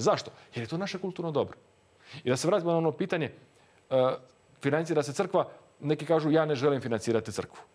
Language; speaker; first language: Croatian; native; Croatian